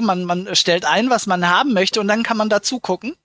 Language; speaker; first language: German; native; German